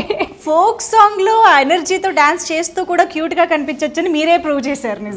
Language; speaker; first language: Telugu; native; Telugu